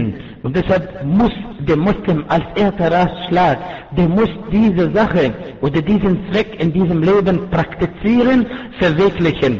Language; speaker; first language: German; non-native, fluent; Arabic